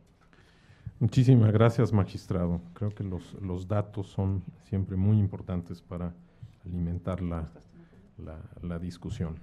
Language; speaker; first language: Spanish; native; Spanish